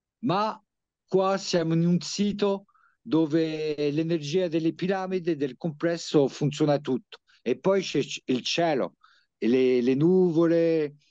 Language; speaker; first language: Italian; early bilingual, heritage; French